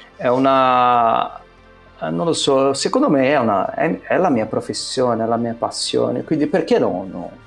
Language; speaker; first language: Italian; non-native, fluent; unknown